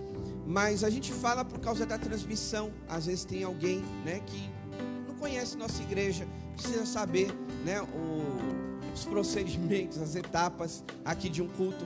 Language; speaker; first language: Portuguese; native; Portuguese